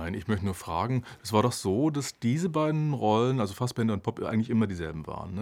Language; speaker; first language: German; native; German